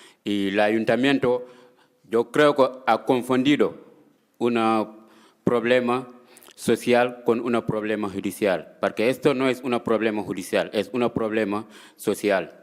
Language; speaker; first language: Spanish; non-native, fluent; Wolof